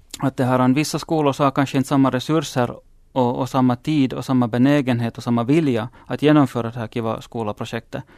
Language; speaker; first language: Swedish; native; Swedish